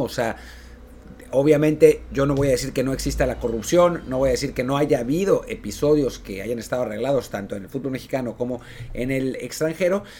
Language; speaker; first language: Spanish; native; Spanish